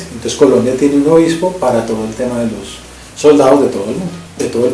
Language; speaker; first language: Spanish; native; Spanish